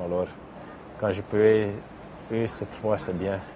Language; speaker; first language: French; non-native, local second language; Dutch